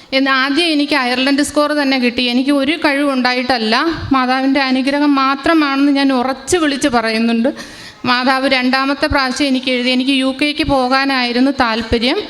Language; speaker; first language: Malayalam; native; Malayalam